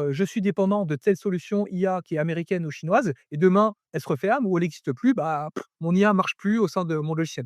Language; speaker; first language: French; native; French